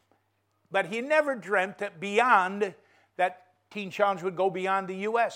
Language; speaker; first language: English; native; English